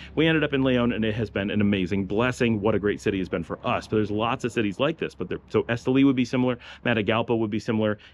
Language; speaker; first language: English; native; English